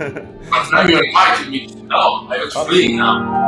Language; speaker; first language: English; non-native, learner; Italian